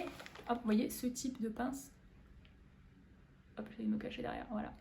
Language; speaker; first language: French; native; French